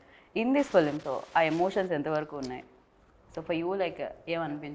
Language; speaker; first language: Telugu; native; Telugu